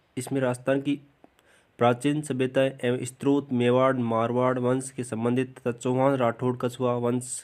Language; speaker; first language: Hindi; native; Hindi